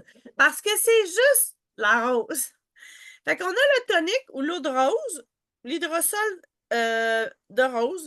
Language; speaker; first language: French; native; French